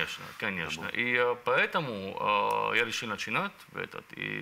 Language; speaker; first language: Russian; non-native, learner; Arabic